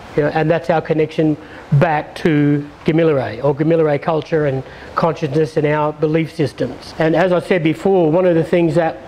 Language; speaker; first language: English; native; English